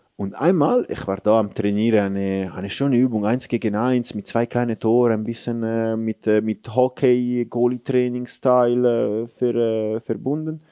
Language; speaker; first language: German; non-native, fluent; Italian